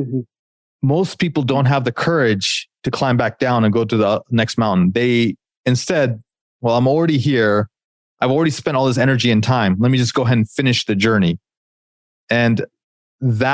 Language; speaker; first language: English; native; English